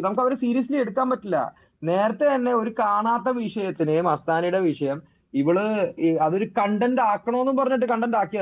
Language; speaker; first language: Malayalam; native; Malayalam